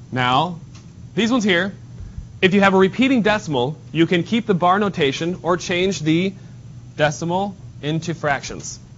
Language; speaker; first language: English; native; English